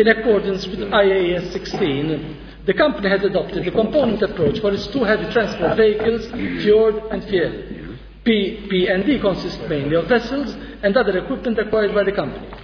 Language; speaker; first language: English; non-native, local second language; Maltese